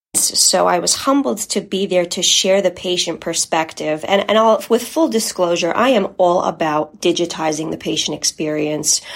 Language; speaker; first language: English; early bilingual, other home language; Polish